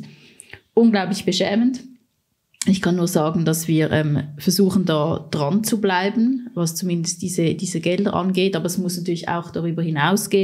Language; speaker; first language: German; native; German